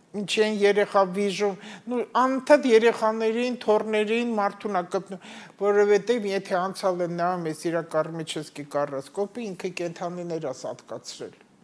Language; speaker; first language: Armenian; native; Armenian